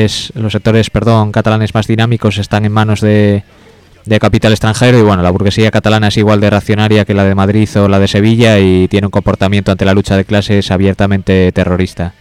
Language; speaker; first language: Spanish; native; Spanish